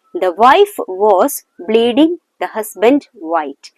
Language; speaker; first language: English; non-native, local second language; Malayalam